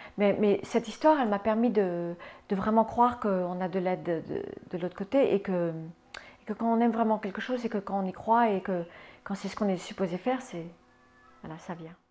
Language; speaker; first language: French; early bilingual, other home language; English